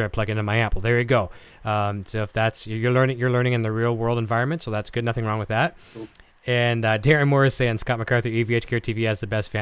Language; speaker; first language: English; native; English